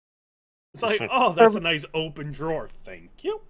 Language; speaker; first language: English; native; English